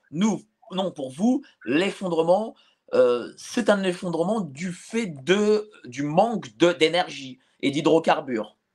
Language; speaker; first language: French; native; French